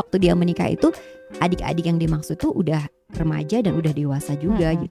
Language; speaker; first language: Indonesian; native; Indonesian